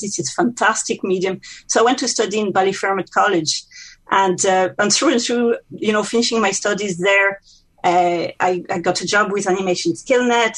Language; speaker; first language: English; non-native, fluent; French